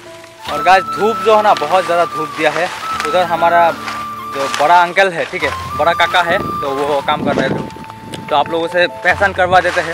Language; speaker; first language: Hindi; non-native, local second language; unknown